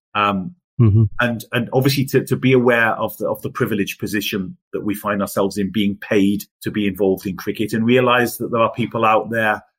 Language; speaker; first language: English; native; English